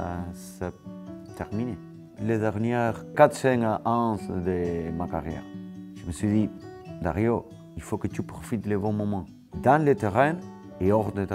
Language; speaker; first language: French; non-native, fluent; Spanish